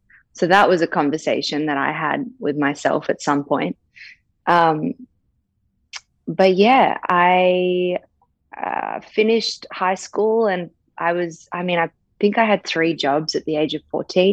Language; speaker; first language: English; native; English